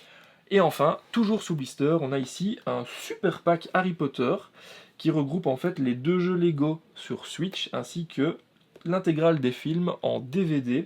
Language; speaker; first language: French; native; French